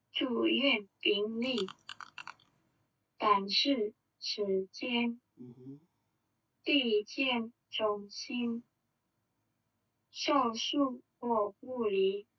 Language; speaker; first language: Chinese; non-native, learner; Indonesian